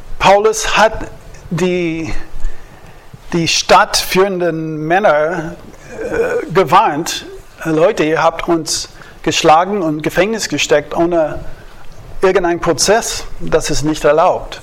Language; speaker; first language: German; non-native, fluent; English